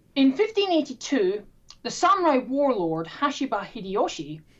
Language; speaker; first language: English; native; English